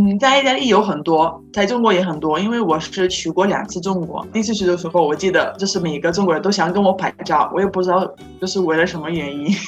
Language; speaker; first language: Chinese; non-native, fluent; Italian